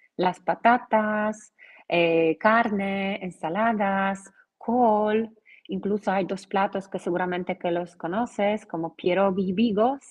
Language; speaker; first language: Spanish; non-native, fluent; Polish